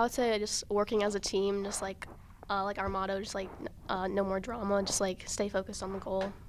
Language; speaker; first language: English; native; English